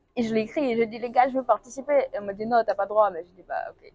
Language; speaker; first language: French; non-native, learner; Russian